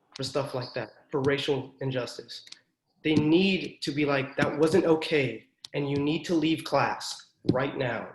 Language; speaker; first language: English; native; English